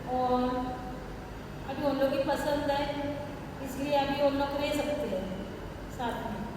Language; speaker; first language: Hindi; non-native, local second language; Marathi